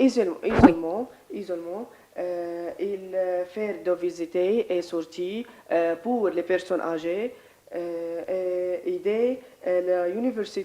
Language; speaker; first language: French; non-native, learner; Arabic